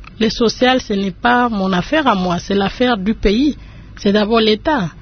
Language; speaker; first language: French; non-native, local second language; Lingala